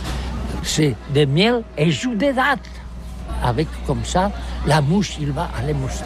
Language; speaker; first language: French; non-native, learner; Catalan